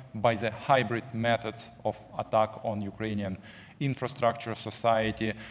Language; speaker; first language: English; non-native, fluent; Ukrainian